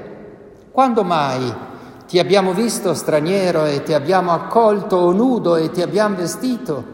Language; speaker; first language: Italian; native; Italian